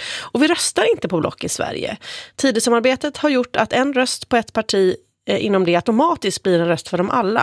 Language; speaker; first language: Swedish; native; Swedish